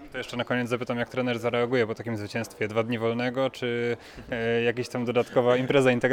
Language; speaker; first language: Polish; native; Polish